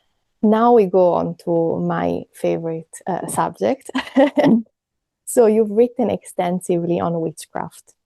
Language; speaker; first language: English; non-native, fluent; Italian